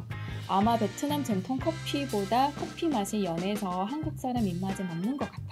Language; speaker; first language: Korean; non-native, fluent; Vietnamese